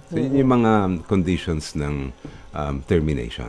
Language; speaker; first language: Filipino; native; Filipino